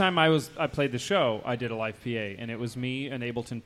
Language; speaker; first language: English; native; English